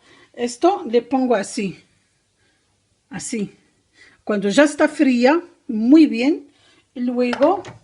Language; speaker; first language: Spanish; non-native, learner; Arabic